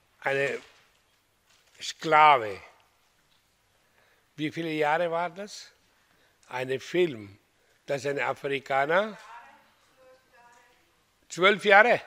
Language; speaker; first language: German; non-native, fluent; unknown